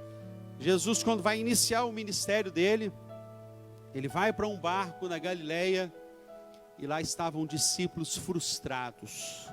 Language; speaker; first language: Portuguese; native; Portuguese